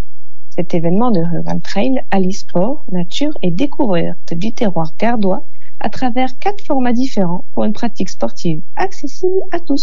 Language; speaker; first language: French; native; French